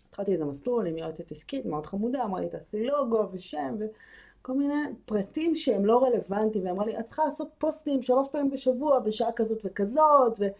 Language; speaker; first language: Hebrew; native; Hebrew